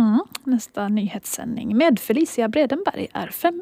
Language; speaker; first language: Swedish; native; Swedish